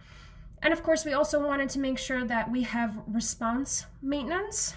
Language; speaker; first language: English; native; English